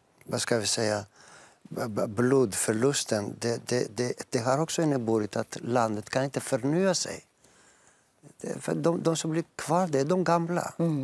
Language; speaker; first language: Swedish; non-native, fluent; Greek